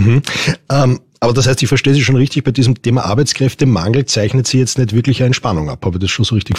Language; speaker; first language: German; native; German